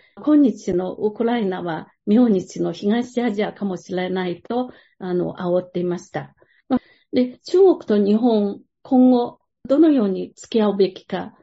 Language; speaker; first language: Japanese; non-native, fluent; Chinese